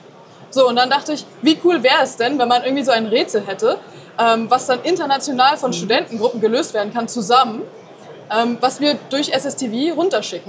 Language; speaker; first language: German; native; German